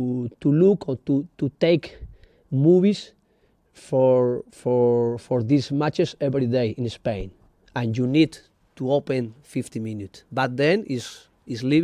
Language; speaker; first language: English; non-native, learner; Spanish